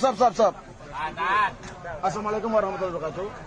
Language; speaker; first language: Indonesian; native; Indonesian